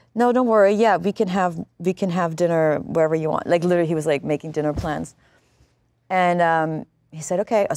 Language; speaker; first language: English; non-native, fluent; German